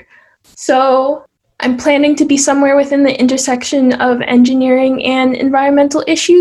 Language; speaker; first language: English; native; English